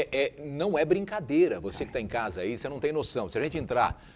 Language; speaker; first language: Portuguese; native; Portuguese